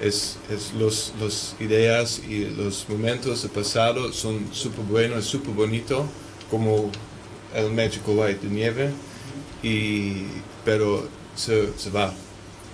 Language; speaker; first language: Spanish; non-native, learner; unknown